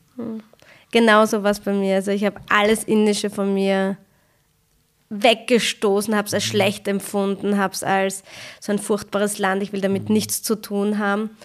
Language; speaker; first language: German; early bilingual, other home language; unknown